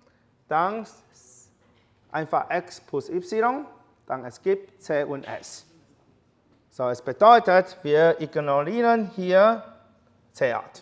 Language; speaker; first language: German; non-native, fluent; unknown